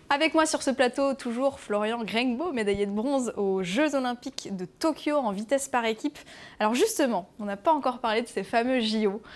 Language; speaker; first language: French; native; French